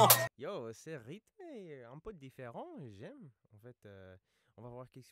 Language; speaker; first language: French; non-native, fluent; English